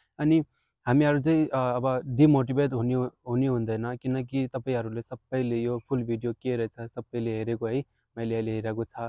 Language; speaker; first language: Nepali; non-native, fluent; Hindi